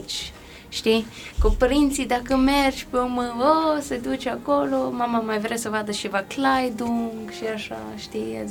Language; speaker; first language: Romanian; early bilingual, heritage; Romanian